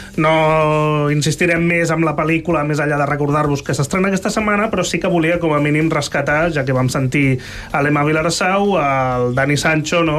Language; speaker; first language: Catalan; native; Catalan